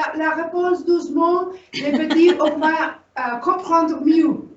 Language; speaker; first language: French; non-native, learner; Spanish